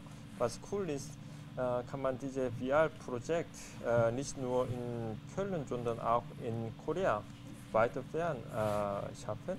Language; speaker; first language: German; non-native, fluent; Korean